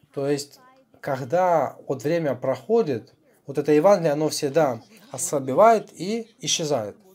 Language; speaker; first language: Russian; non-native, fluent; Korean